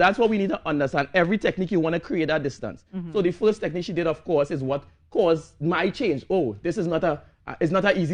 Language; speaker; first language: English; native; English